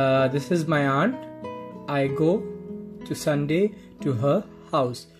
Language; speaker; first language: English; non-native, local second language; Hindi